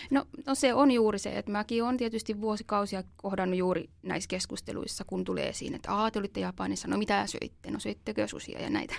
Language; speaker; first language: Finnish; native; Finnish